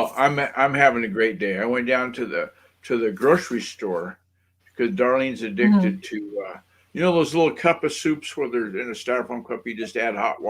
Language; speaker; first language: English; native; English